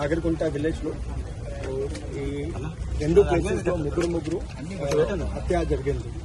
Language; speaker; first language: Telugu; non-native, learner; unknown